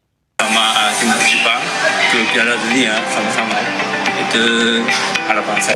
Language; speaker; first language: Indonesian; non-native, learner; Japanese